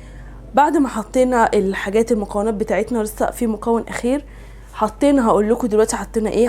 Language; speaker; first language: Arabic; native; Arabic